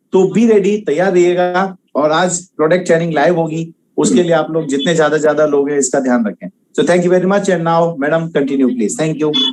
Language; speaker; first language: Hindi; native; Hindi